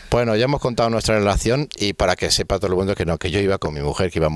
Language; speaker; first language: Spanish; native; Spanish